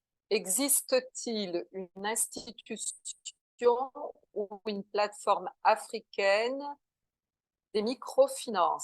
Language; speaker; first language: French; non-native, learner; Portuguese